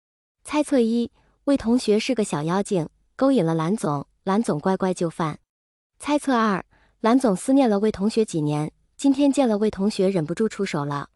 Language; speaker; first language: Chinese; native; Chinese